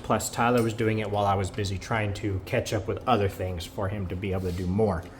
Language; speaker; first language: English; native; English